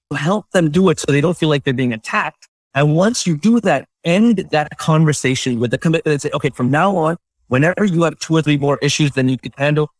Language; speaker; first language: English; non-native, local second language; Malayalam